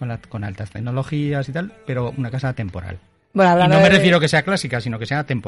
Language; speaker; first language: Spanish; native; Spanish